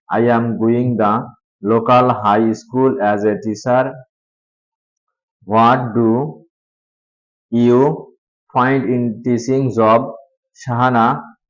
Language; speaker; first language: English; non-native, local second language; Bangla